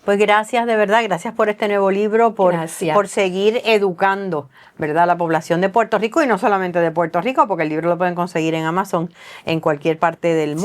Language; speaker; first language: Spanish; native; Spanish